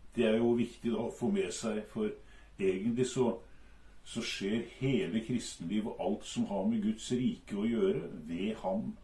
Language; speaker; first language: Norwegian; native; Norwegian